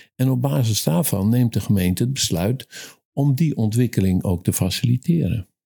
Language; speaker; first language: Dutch; native; Dutch